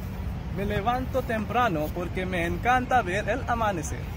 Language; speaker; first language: Spanish; non-native, learner; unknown